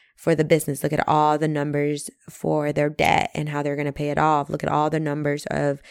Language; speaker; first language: English; early bilingual, other home language; Spanish